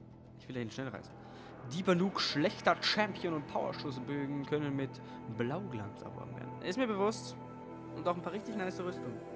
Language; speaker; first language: German; native; German